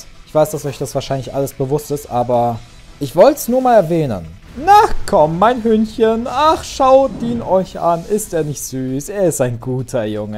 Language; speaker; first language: German; native; German